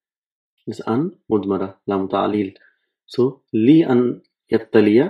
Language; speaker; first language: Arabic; non-native, fluent; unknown